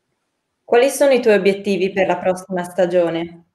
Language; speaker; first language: Italian; native; Italian